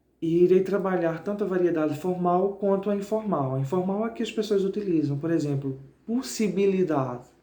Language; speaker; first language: Portuguese; native; Portuguese